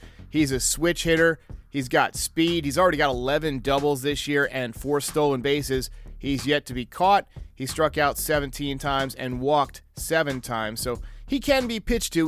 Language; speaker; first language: English; native; English